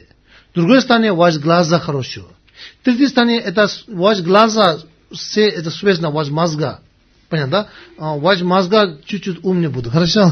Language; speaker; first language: Russian; non-native, learner; Tibetan